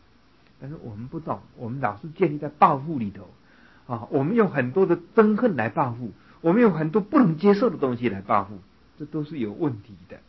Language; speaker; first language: Chinese; native; Chinese